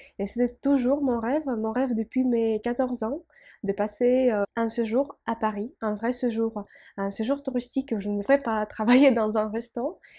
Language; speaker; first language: French; non-native, fluent; Russian